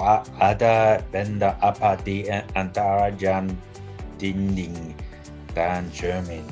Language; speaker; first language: Indonesian; non-native, learner; English